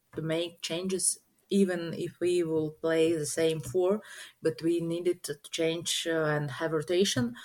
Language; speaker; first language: English; non-native, learner; Latvian